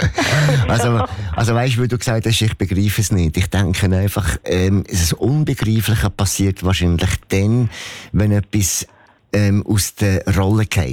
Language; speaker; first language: German; native; German